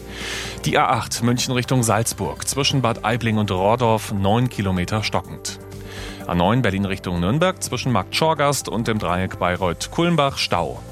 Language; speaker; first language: German; native; German